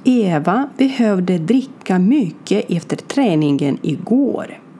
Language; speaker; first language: Swedish; non-native, learner; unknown